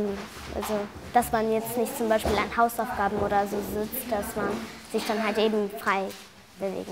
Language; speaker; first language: German; early bilingual, other home language; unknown